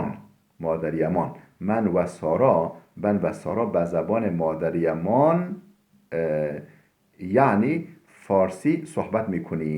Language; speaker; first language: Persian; non-native, fluent; Turkish